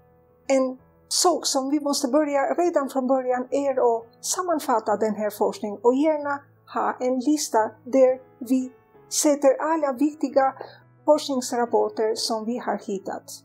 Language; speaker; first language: Swedish; non-native, fluent; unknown